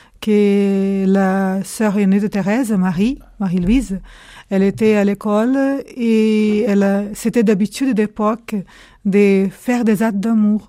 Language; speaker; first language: French; non-native, fluent; Portuguese